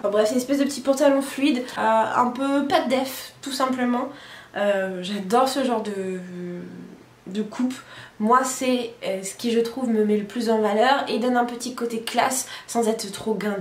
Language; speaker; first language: French; native; French